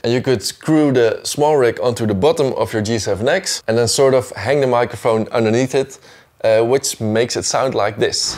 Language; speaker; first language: English; non-native, fluent; Dutch